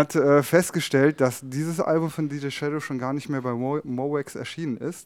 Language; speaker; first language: German; native; German